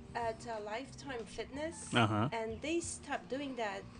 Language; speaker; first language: English; non-native, local second language; Iloko